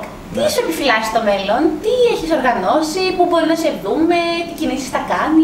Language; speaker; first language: Greek; native; Greek